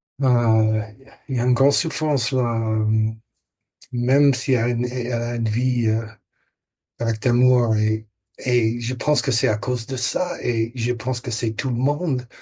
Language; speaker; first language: French; non-native, fluent; English